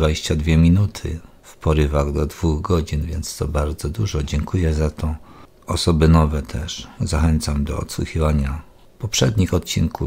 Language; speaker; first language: Polish; native; Polish